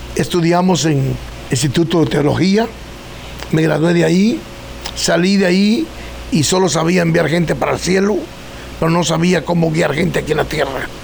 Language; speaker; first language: Spanish; native; Spanish